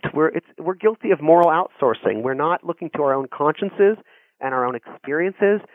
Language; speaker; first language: English; native; English